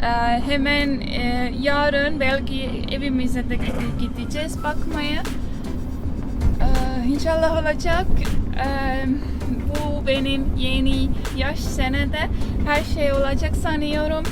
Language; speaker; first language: Turkish; non-native, learner; Estonian